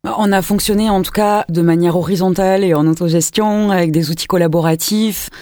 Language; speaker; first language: French; native; French